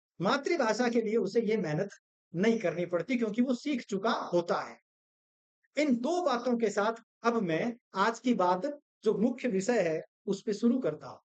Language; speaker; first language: Hindi; non-native, local second language; Gujarati